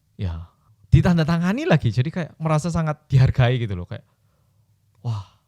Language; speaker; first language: Indonesian; early bilingual, other home language; Korean